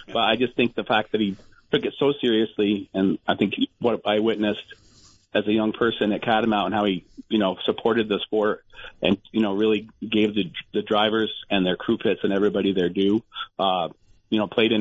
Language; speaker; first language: English; native; English